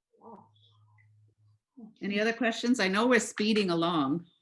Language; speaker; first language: English; native; English